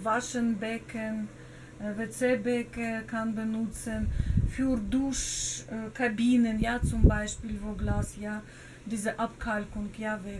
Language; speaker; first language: German; non-native, learner; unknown